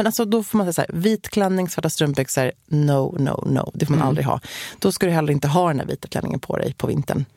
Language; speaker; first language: Swedish; native; Swedish